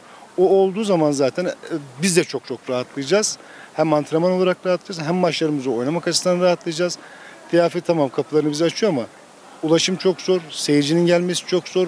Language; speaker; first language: Turkish; native; Turkish